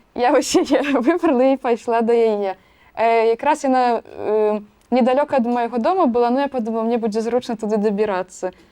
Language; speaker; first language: Belarusian; native; Belarusian